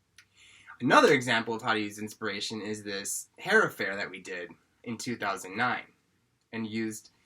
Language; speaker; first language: English; native; English